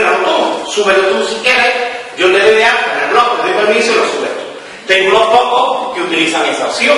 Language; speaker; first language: Spanish; native; Spanish